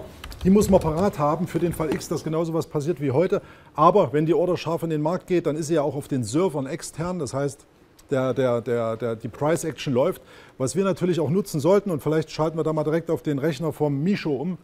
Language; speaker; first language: German; native; German